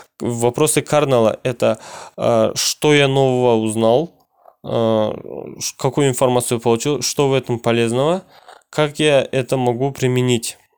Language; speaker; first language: Russian; non-native, local second language; Kazakh